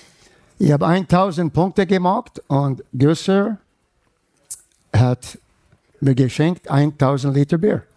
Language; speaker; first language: German; non-native, fluent; English